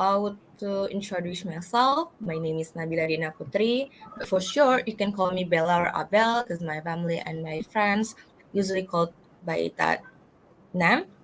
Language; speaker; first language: English; non-native, learner; Indonesian